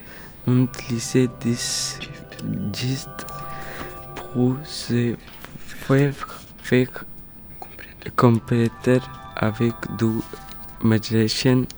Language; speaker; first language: French; non-native, learner; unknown